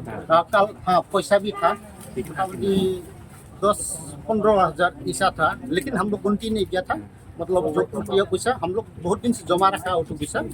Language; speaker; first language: Hindi; non-native, local second language; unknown